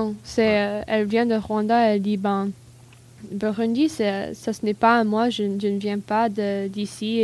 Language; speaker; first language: French; non-native, learner; English